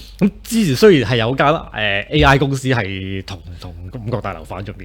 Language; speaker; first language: Cantonese; native; Cantonese